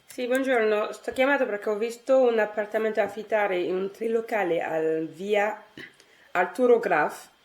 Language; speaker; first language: Italian; non-native, learner; French